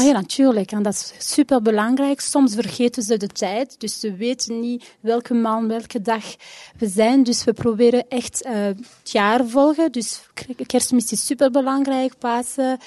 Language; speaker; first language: Dutch; non-native, local second language; French